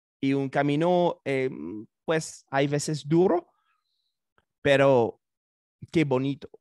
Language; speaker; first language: Spanish; non-native, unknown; French